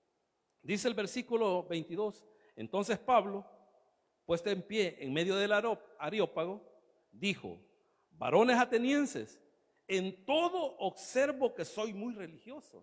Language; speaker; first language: Spanish; native; Spanish